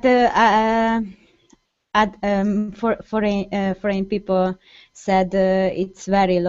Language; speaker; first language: English; non-native, learner; Hungarian